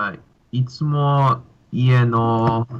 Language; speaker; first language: Japanese; non-native, learner; English